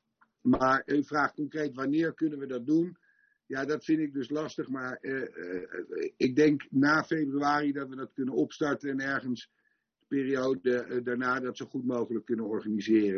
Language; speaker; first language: Dutch; native; Dutch